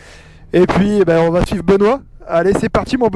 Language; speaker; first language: French; native; French